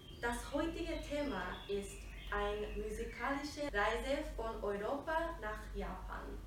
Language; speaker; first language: German; non-native, fluent; Japanese